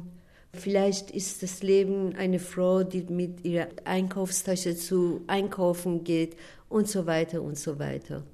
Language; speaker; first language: German; non-native, fluent; Persian